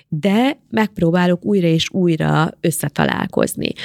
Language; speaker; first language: Hungarian; native; Hungarian